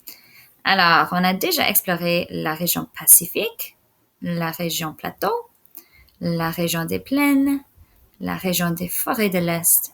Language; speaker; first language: French; non-native, local second language; English